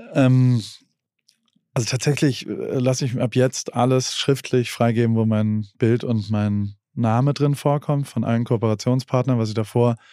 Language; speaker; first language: German; native; German